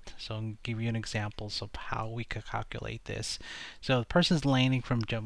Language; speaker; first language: English; native; English